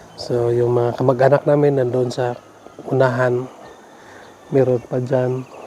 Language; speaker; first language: Filipino; non-native, local second language; Cebuano